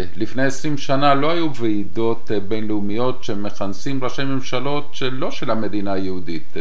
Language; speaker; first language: Hebrew; non-native, fluent; Spanish